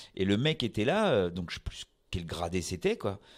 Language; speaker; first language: French; native; French